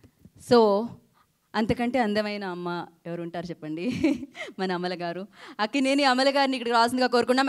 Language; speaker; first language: Telugu; native; Telugu